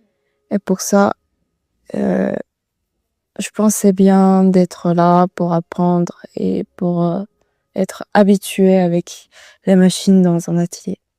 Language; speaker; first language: French; non-native, learner; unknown